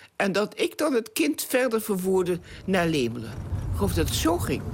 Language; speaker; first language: Dutch; native; Dutch